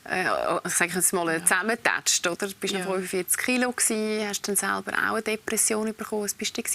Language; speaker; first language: German; native; German